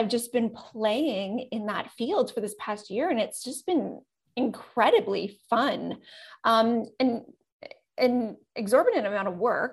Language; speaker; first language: English; native; English